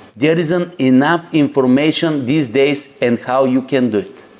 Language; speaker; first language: English; non-native, learner; Bulgarian